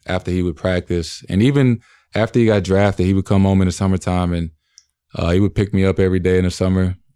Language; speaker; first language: English; native; English